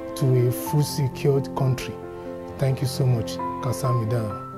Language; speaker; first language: English; non-native, local second language; Yoruba